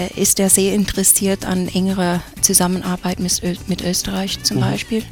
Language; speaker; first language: German; non-native, fluent; English